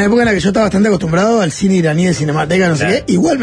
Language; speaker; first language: Spanish; native; Spanish